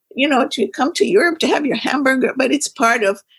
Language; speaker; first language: English; non-native, fluent; Arabic